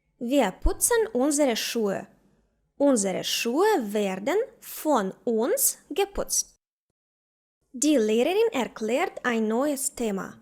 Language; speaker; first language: German; non-native, fluent; Ukrainian